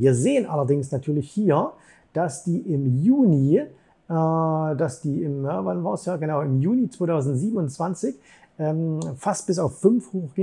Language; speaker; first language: German; native; German